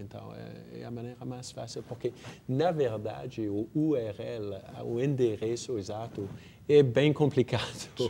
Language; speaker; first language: Portuguese; non-native, fluent; French